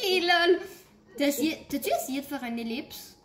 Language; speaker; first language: French; native; French